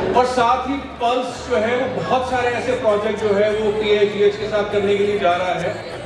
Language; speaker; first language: Urdu; native; Urdu